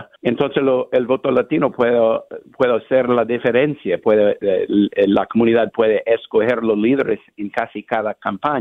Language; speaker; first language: Spanish; non-native, fluent; English